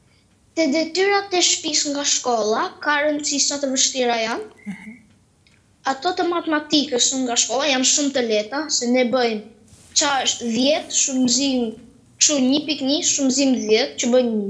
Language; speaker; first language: Albanian; early bilingual, heritage; Albanian